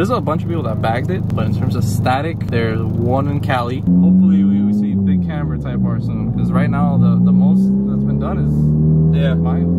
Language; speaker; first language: English; native; English